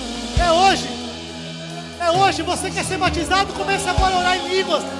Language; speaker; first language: Portuguese; native; Portuguese